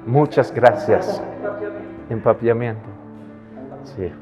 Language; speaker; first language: Spanish; non-native, fluent; Papiamento